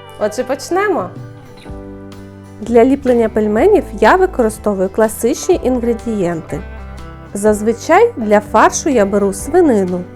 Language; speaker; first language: Ukrainian; native; Ukrainian